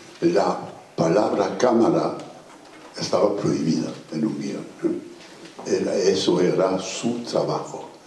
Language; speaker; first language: Spanish; non-native, fluent; French